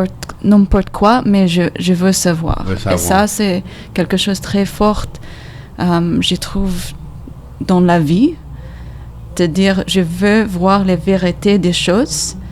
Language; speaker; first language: French; non-native, learner; English